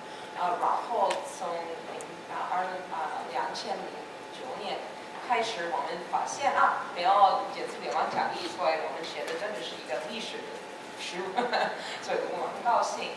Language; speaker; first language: Chinese; non-native, fluent; English